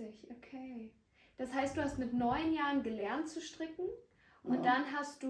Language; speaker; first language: German; native; German